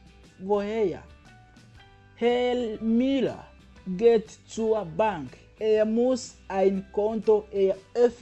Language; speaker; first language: German; non-native, fluent; Kinyarwanda